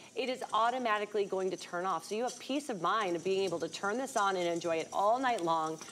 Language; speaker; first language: English; native; English